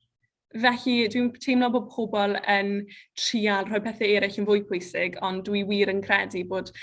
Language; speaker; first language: Welsh; native; Welsh